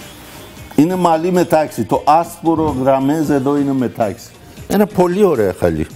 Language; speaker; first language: Greek; non-native, fluent; Persian